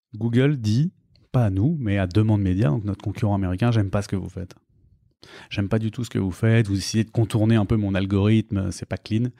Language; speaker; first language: French; native; French